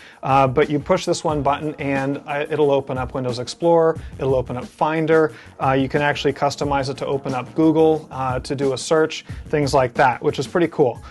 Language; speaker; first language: English; native; English